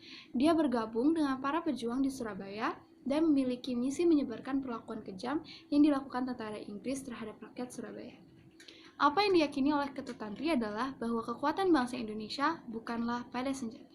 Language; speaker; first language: Indonesian; native; Indonesian